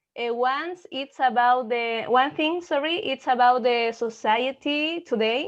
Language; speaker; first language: English; non-native, learner; Spanish